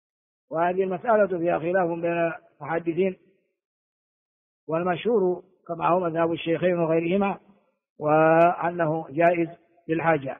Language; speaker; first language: Arabic; non-native, fluent; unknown